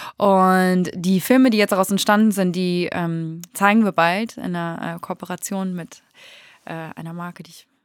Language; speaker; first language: German; native; German